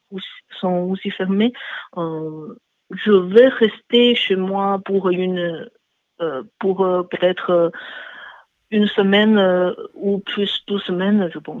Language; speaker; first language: French; non-native, learner; Chinese